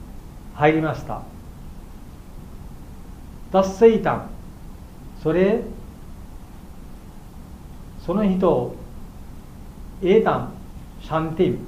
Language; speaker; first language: Japanese; non-native, learner; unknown